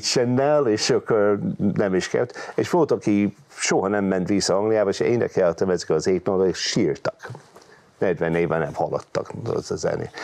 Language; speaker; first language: Hungarian; non-native, fluent; English